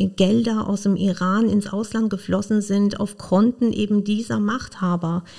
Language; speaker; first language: German; non-native, fluent; Persian